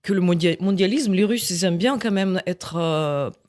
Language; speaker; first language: French; non-native, fluent; Russian